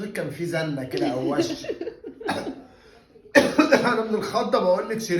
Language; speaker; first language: Arabic; native; Arabic